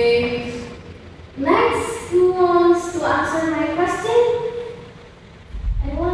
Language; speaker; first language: English; non-native, fluent; Indonesian